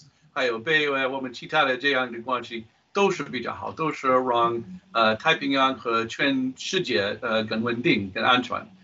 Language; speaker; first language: Chinese; non-native, fluent; English